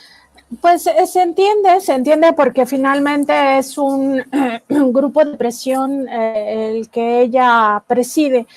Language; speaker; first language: Spanish; native; Spanish